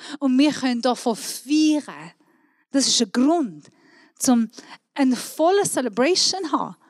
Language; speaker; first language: German; non-native, fluent; Persian